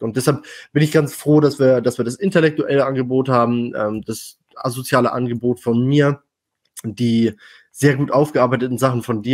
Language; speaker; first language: German; native; German